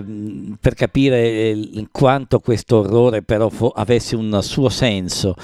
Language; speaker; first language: Italian; native; Italian